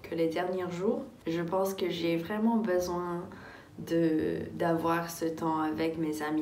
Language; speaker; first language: French; non-native, fluent; English